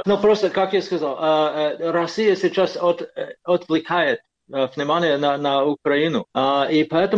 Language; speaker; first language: Russian; non-native, fluent; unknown